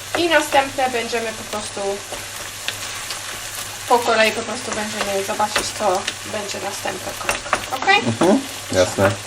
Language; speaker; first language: Polish; non-native, learner; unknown